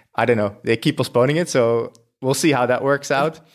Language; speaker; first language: English; non-native, fluent; Dutch